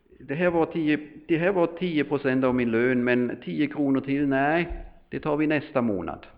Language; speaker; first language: Swedish; non-native, fluent; German